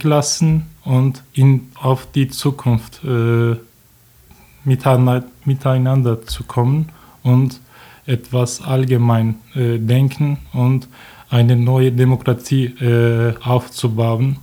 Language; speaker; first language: German; non-native, learner; Turkish